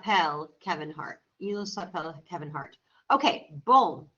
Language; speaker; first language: French; non-native, fluent; English